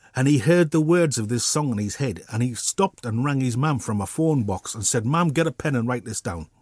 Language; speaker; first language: English; native; English